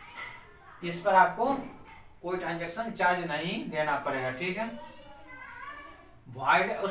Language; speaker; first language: Hindi; native; Hindi